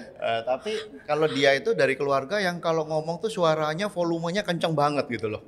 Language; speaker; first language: Indonesian; native; Indonesian